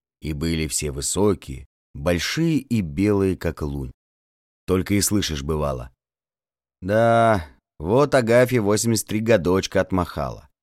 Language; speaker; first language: Russian; native; Russian